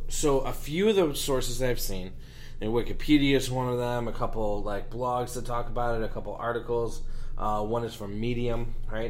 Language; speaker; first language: English; native; English